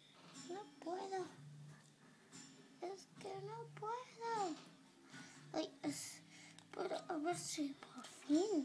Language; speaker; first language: Spanish; native; Spanish